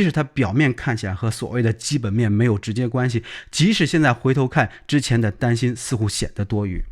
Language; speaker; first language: Chinese; native; Chinese